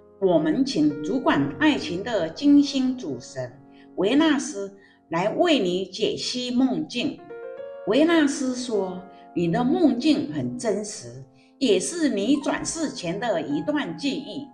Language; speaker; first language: Chinese; native; Chinese